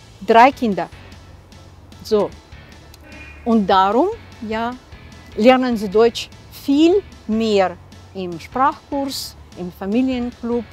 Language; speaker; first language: German; non-native, local second language; Russian